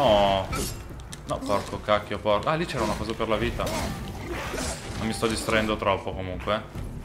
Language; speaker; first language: Italian; native; Italian